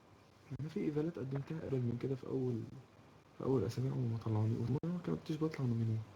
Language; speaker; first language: Arabic; native; Arabic